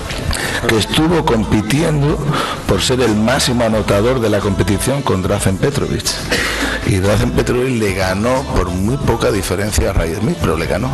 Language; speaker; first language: Spanish; native; Spanish